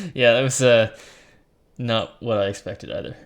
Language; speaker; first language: English; native; English